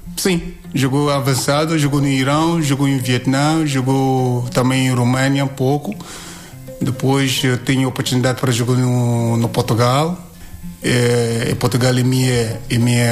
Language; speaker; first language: Portuguese; non-native, learner; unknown